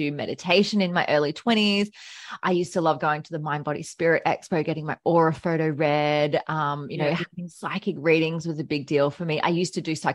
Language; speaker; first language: English; native; English